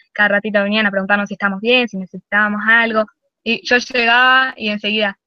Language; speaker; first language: Spanish; native; Spanish